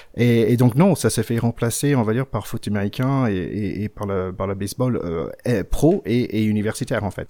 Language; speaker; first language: French; non-native, fluent; English